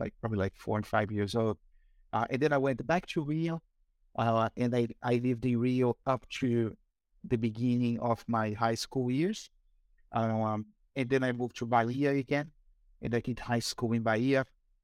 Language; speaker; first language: English; non-native, fluent; Portuguese